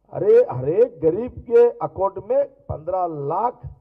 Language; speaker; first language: Hindi; non-native, local second language; Telugu